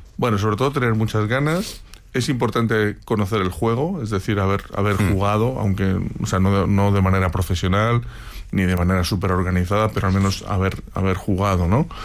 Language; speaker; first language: Spanish; native; Spanish